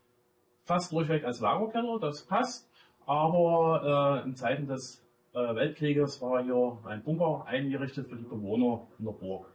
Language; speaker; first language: German; native; German